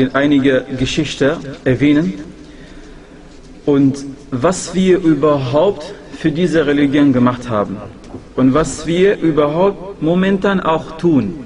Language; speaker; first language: German; non-native, fluent; Arabic